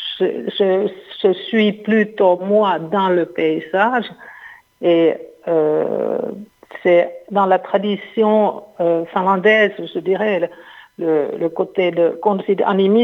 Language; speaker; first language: French; non-native, fluent; Finnish